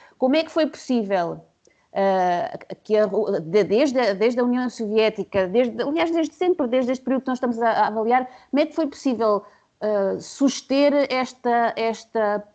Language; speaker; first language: Portuguese; native; Portuguese